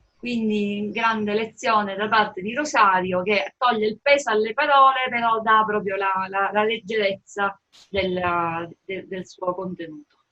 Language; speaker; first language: Italian; native; Italian